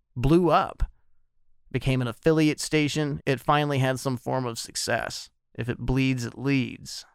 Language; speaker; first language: English; native; English